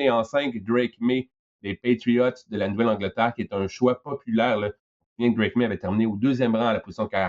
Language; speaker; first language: French; native; French